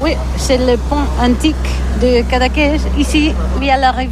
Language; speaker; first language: French; non-native, learner; Catalan